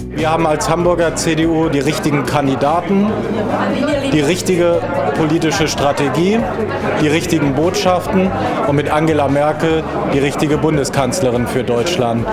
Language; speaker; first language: German; native; German